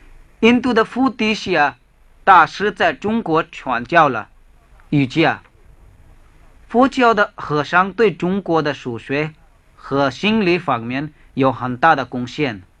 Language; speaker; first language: Chinese; non-native, fluent; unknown